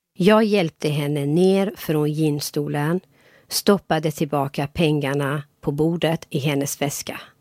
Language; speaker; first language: Swedish; non-native, fluent; Persian